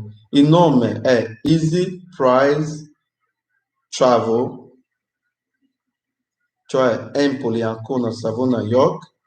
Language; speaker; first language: Italian; non-native, fluent; English